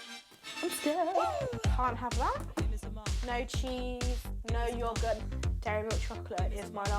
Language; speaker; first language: English; native; English